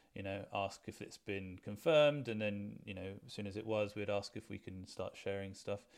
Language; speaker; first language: English; native; English